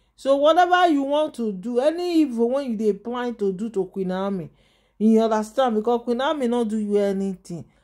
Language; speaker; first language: Nigerian Pidgin; non-native, local second language; Yoruba